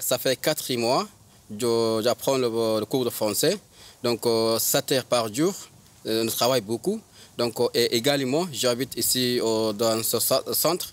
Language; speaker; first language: French; non-native, learner; Arabic